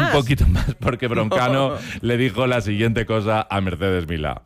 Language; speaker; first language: Spanish; native; Spanish